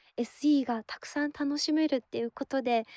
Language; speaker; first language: Japanese; native; Japanese